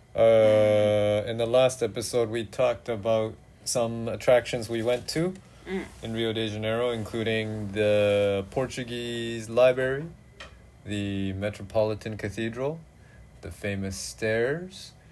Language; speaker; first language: English; native; English